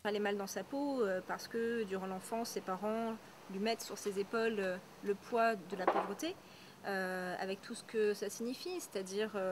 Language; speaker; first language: French; native; French